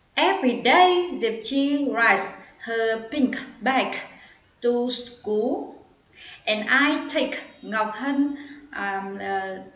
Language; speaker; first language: English; non-native, learner; Vietnamese